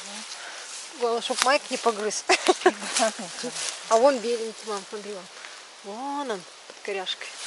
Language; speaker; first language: Russian; native; Russian